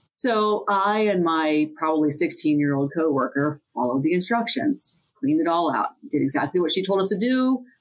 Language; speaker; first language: English; native; English